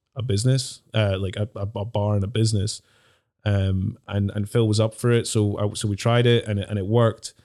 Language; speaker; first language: English; native; English